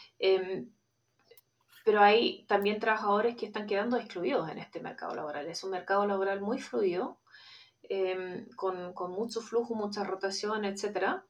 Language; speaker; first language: Spanish; non-native, fluent; German